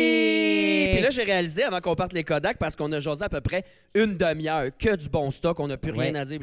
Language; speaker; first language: French; native; French